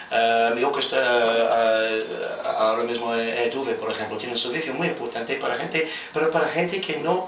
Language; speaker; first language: Spanish; non-native, fluent; English